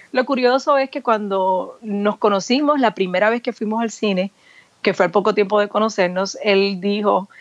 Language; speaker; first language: Spanish; native; Spanish